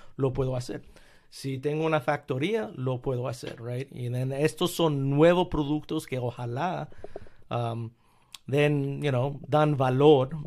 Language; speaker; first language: Spanish; early bilingual, heritage; Spanish